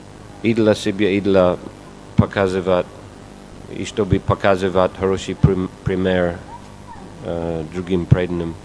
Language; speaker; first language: Russian; non-native, fluent; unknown